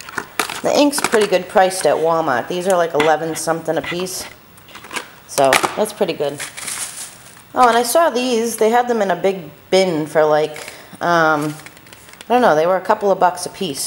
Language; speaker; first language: English; native; English